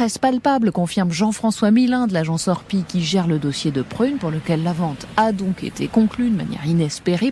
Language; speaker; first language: French; native; French